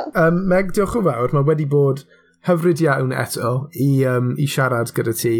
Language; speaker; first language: Welsh; non-native, local second language; English